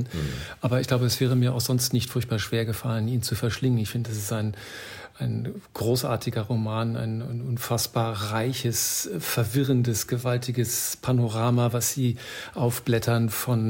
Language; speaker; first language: German; native; German